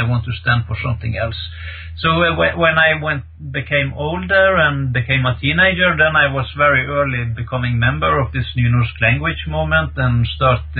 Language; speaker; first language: English; non-native, fluent; Norwegian